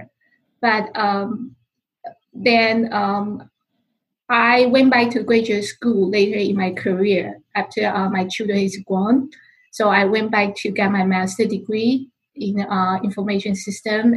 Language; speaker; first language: English; non-native, fluent; Chinese